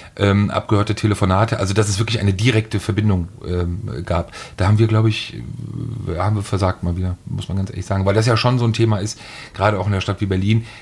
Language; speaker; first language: German; native; German